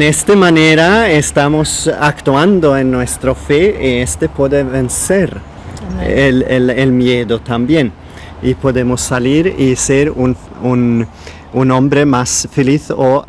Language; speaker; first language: Spanish; non-native, learner; Swedish